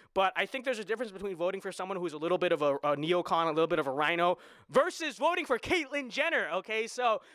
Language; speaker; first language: English; native; English